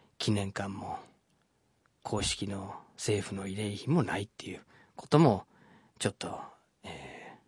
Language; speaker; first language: Japanese; non-native, fluent; English